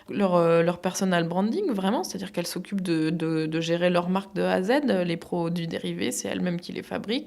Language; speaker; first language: French; native; French